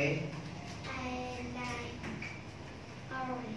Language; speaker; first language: English; non-native, learner; Vietnamese